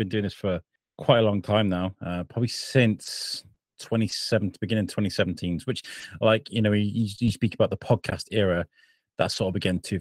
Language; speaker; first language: English; native; English